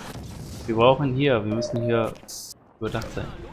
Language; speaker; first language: German; native; German